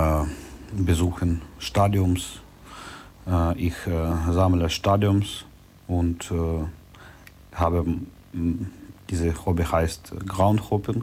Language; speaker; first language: German; non-native, learner; Ukrainian